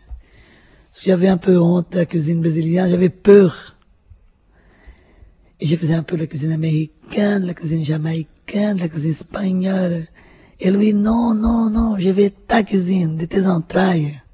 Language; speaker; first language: French; non-native, fluent; Portuguese